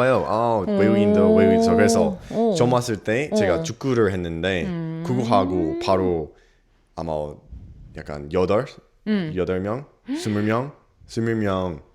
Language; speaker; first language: Korean; non-native, learner; English